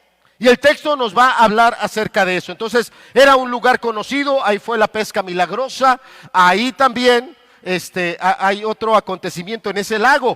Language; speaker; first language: Spanish; native; Spanish